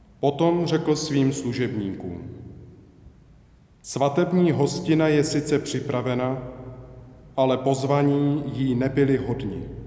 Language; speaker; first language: Czech; native; Czech